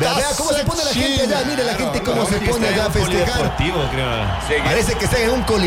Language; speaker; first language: Spanish; native; Spanish